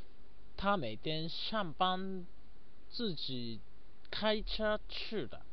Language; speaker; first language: Chinese; non-native, learner; Japanese